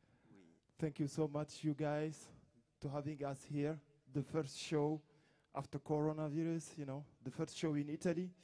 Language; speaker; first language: English; non-native, fluent; Tamasheq